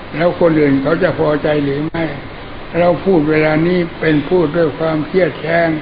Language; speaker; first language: Thai; native; Thai